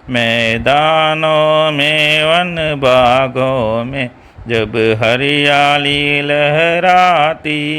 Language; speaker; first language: Hindi; non-native, local second language; Malayalam